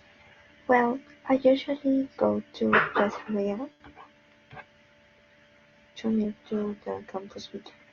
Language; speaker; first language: English; non-native, learner; Spanish